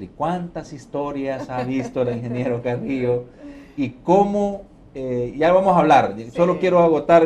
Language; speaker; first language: Spanish; native; Spanish